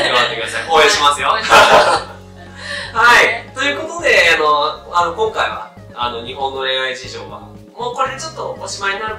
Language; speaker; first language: Japanese; native; Japanese